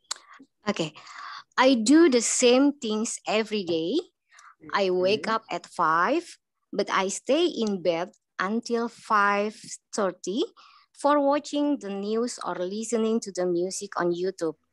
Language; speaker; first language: English; non-native, learner; Indonesian